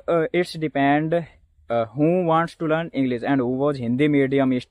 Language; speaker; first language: English; non-native, learner; Hindi